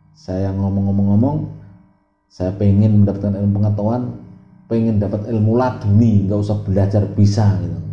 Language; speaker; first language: Indonesian; non-native, local second language; Javanese